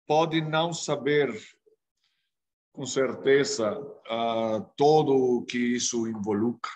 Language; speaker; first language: Portuguese; non-native, fluent; Spanish